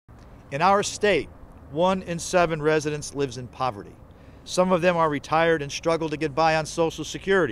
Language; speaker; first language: English; native; English